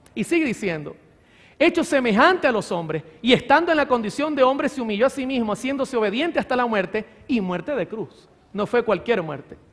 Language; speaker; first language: Spanish; native; Spanish